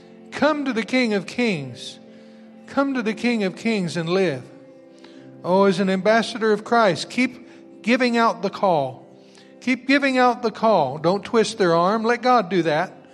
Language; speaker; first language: English; native; English